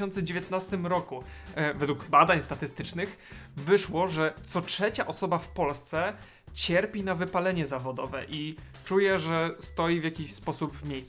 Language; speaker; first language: Polish; native; Polish